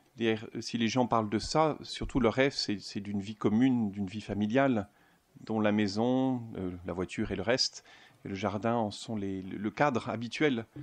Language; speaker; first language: French; native; French